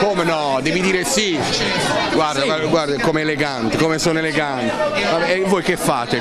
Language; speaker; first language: Italian; native; Italian